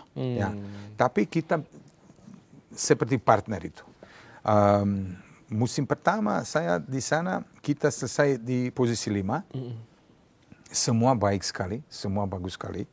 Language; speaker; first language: Indonesian; non-native, fluent; Serbian